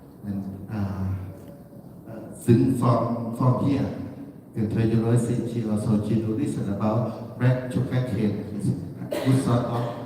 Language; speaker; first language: English; non-native, learner; Thai